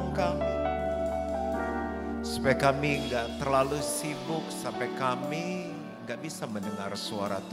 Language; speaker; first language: Indonesian; native; Indonesian